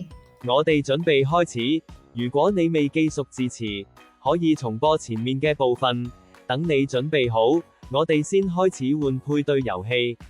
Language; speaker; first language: Cantonese; native; Cantonese